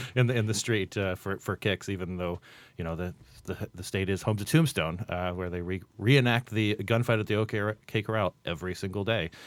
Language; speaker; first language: English; native; English